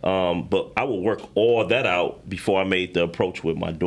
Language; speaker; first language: English; native; English